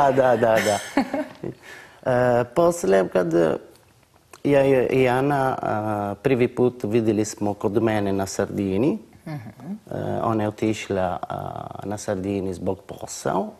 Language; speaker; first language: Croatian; non-native, learner; Italian